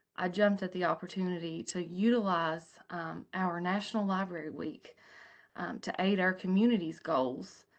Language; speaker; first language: English; native; English